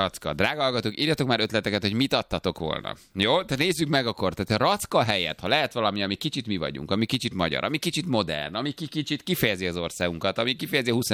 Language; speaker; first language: Hungarian; native; Hungarian